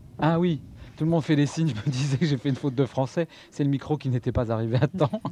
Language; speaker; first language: French; native; French